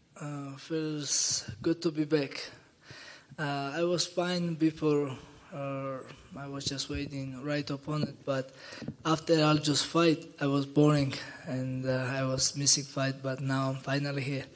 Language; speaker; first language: English; non-native, learner; Georgian